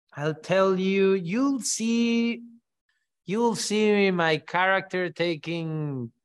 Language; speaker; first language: English; non-native, fluent; Spanish